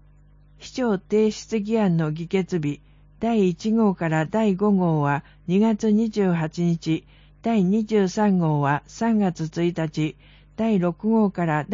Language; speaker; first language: Japanese; native; Japanese